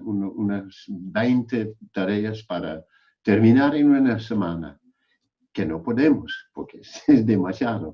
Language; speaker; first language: Spanish; non-native, fluent; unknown